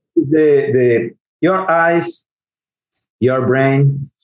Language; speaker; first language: English; non-native, learner; Portuguese